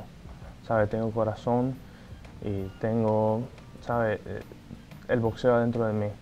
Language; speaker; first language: Spanish; non-native, fluent; Portuguese